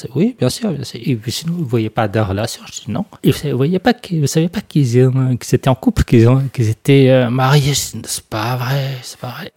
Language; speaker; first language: French; non-native, fluent; Portuguese